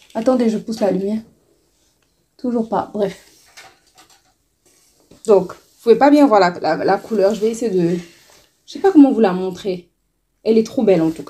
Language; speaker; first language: French; non-native, local second language; Wolof